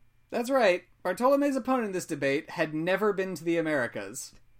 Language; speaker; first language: English; native; English